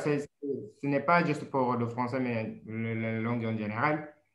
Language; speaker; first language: French; non-native, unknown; Japanese